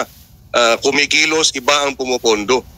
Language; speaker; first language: Filipino; native; Filipino